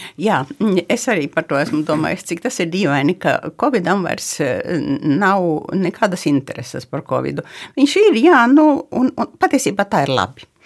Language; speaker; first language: Latvian; native; Latvian